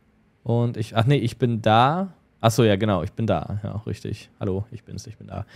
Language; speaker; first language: German; native; German